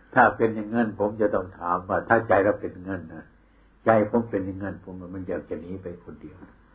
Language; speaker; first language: Thai; non-native, local second language; Northeastern Thai